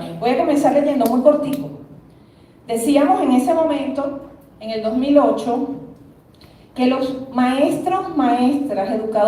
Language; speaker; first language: Spanish; native; Spanish